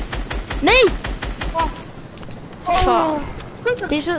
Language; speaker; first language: Swedish; native; Swedish